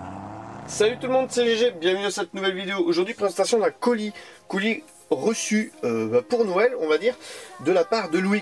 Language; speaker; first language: French; native; French